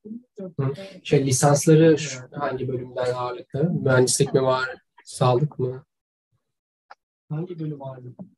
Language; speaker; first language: Turkish; native; Turkish